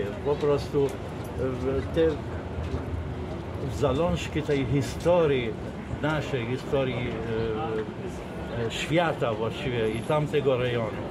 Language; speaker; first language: Polish; non-native, fluent; Arabic